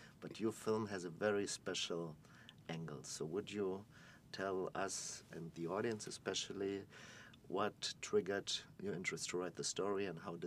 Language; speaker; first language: English; non-native, fluent; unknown